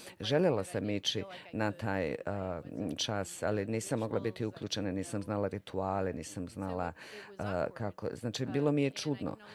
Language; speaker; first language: Bosnian; non-native, fluent; English